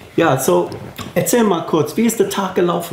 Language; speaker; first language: German; non-native, fluent; English